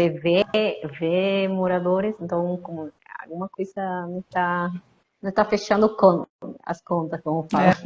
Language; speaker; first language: Portuguese; non-native, fluent; Spanish